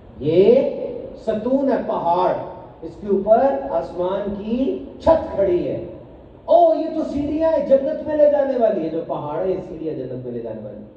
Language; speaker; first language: Urdu; native; Urdu